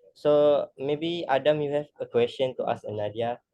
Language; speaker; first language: English; non-native, learner; Malay